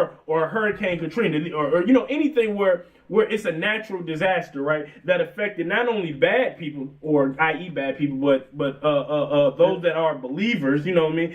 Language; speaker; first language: English; native; English